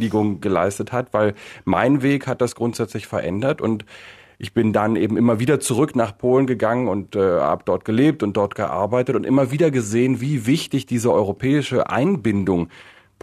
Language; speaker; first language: German; native; German